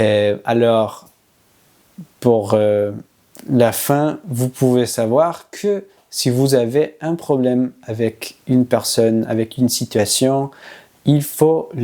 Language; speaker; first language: French; non-native, learner; English